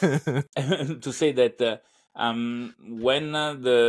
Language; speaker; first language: English; native; English